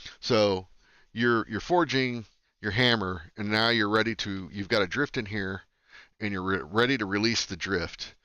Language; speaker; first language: English; native; English